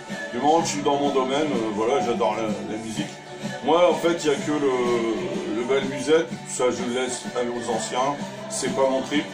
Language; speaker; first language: French; native; French